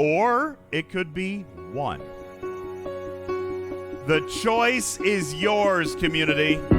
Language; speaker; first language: English; native; English